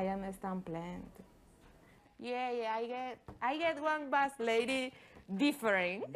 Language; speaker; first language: English; non-native, learner; Spanish